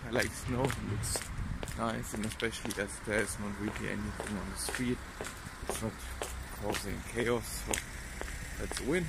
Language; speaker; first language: English; non-native, fluent; German